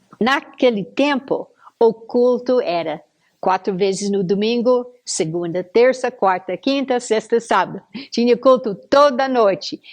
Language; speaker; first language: Portuguese; non-native, fluent; English